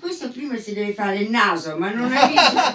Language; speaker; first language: Italian; non-native, fluent; English